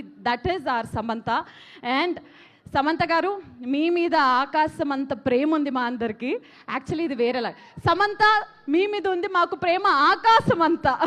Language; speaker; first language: Telugu; native; Telugu